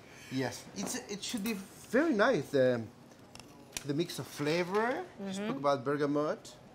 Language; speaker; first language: English; non-native, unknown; French